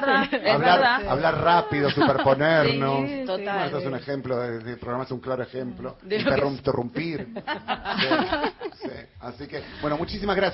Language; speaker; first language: Spanish; native; Spanish